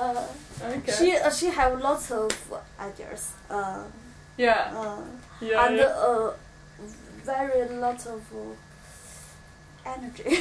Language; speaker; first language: English; non-native, learner; Chinese